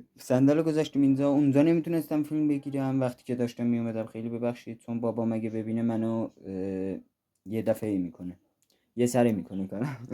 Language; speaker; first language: Persian; non-native, local second language; Azerbaijani